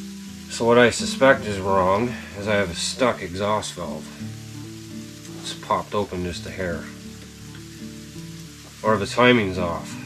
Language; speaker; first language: English; native; English